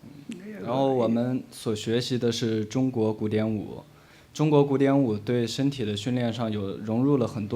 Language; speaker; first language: Chinese; native; Chinese